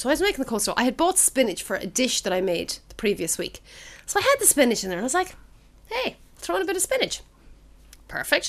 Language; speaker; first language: English; native; English